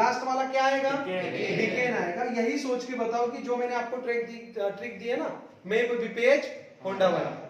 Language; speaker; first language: Hindi; non-native, local second language; Marathi